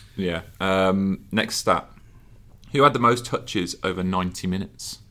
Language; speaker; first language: English; native; English